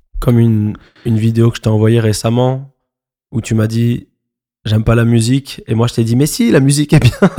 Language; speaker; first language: French; native; French